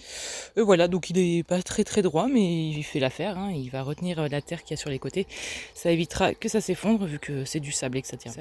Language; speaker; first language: French; native; French